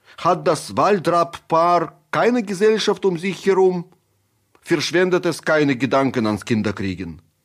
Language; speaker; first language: German; non-native, fluent; Russian